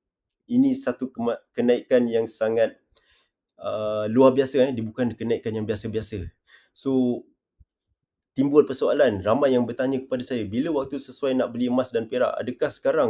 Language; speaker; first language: Malay; native; Malay